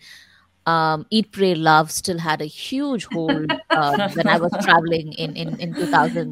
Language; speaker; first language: English; non-native, local second language; Tamil